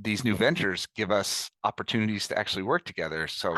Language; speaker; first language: English; native; English